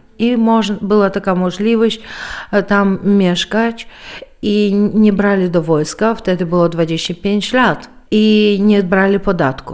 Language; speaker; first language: Polish; early bilingual, heritage; Polish